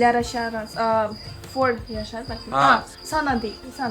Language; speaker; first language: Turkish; non-native, learner; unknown